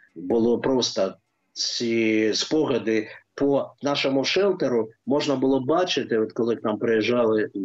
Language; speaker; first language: Ukrainian; non-native, local second language; Russian